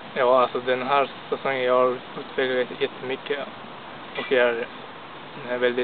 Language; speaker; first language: Swedish; non-native, fluent; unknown